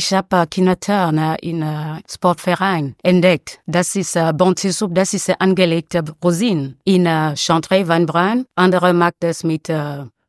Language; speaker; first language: German; non-native, learner; French